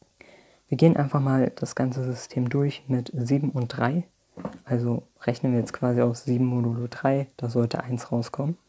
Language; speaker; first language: German; native; German